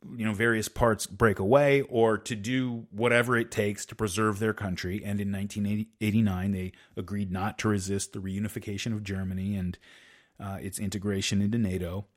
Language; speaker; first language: English; native; English